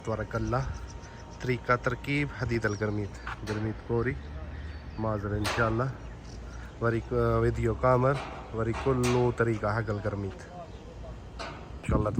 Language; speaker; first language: Arabic; non-native, learner; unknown